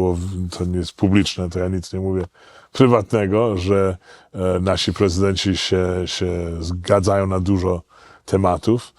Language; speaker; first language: Polish; early bilingual, heritage; Polish